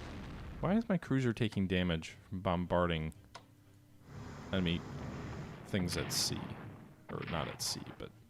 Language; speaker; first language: English; native; English